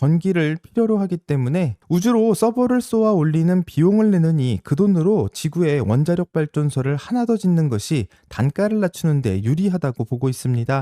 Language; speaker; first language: Korean; native; Korean